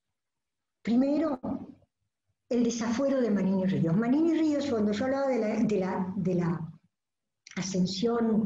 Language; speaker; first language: Spanish; native; Spanish